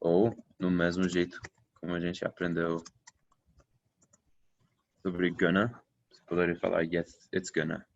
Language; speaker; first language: Portuguese; non-native, fluent; English